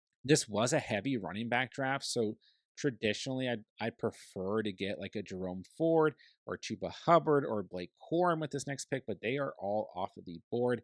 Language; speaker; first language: English; native; English